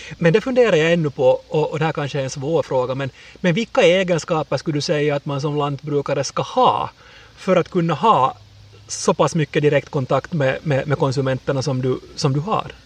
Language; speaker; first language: Swedish; native; Swedish